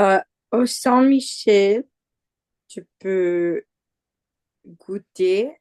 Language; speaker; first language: French; non-native, learner; Spanish